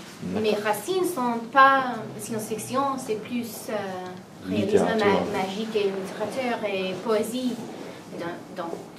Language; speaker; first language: French; non-native, learner; English